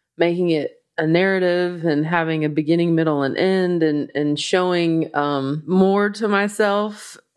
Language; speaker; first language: English; native; English